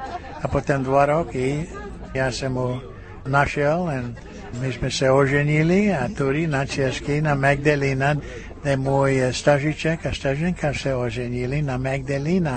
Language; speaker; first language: Czech; early bilingual, heritage; Czech